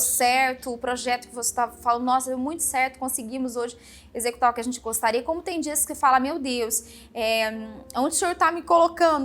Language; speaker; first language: Portuguese; native; Portuguese